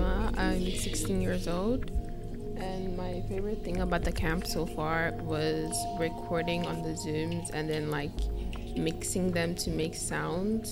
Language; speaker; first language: English; non-native, local second language; Akan